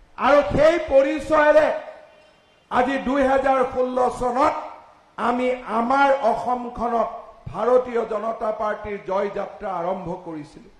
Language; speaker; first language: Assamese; native; Assamese